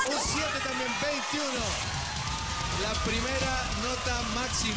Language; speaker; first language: Spanish; native; Spanish